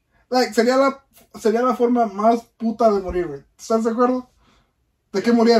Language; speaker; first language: Spanish; early bilingual, other home language; English